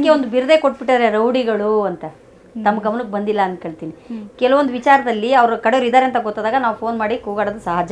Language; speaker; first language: Kannada; native; Kannada